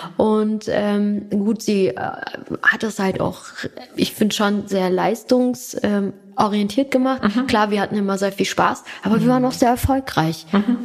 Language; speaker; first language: German; native; German